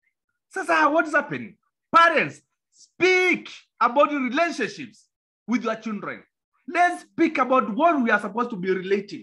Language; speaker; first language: English; non-native, local second language; Kamba